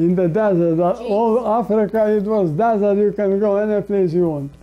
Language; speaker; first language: English; non-native, learner; Polish